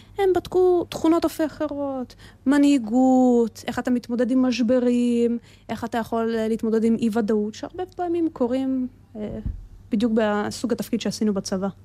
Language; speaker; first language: Hebrew; early bilingual, other home language; Russian